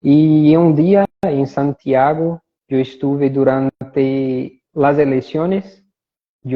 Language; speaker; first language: Spanish; non-native, fluent; Portuguese